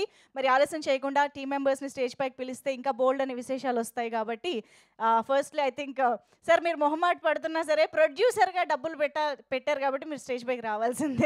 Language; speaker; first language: Telugu; native; Telugu